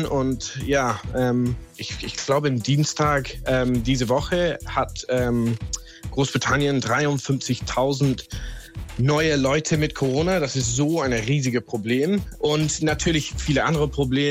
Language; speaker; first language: German; non-native, learner; English